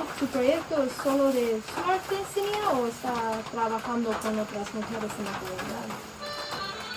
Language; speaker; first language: Spanish; non-native, learner; English